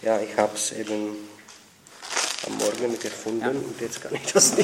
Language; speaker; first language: German; non-native, fluent; Czech